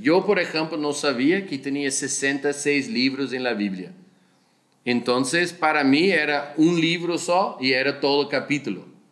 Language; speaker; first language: Spanish; non-native, learner; Dutch